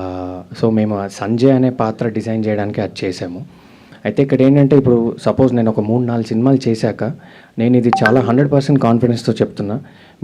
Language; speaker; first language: Telugu; native; Telugu